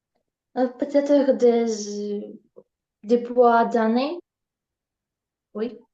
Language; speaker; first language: French; non-native, learner; Ukrainian